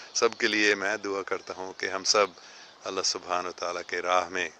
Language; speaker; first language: Urdu; non-native, fluent; English